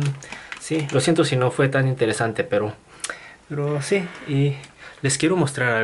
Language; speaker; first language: Spanish; non-native, fluent; Korean